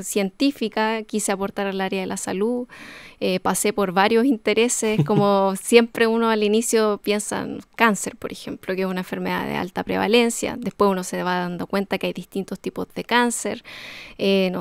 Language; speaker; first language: Spanish; native; Spanish